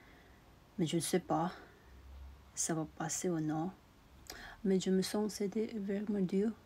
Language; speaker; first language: French; non-native, learner; Tibetan